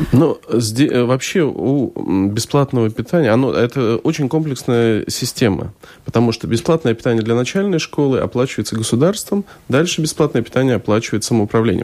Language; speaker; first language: Russian; native; Russian